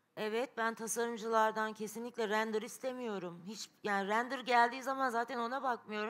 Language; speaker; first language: Turkish; native; Turkish